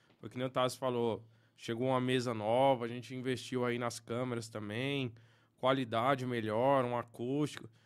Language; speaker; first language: Portuguese; native; Portuguese